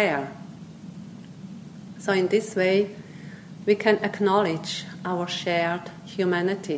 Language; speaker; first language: English; non-native, fluent; Swiss German